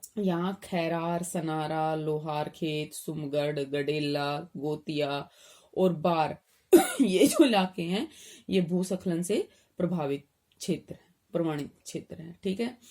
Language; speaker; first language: Hindi; native; Hindi